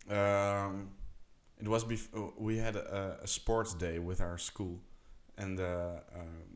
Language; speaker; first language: English; non-native, fluent; Dutch